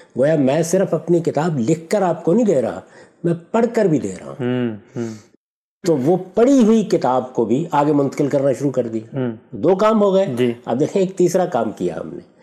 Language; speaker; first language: Urdu; non-native, local second language; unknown